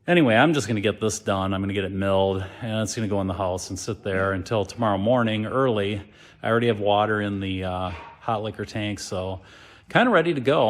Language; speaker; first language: English; native; English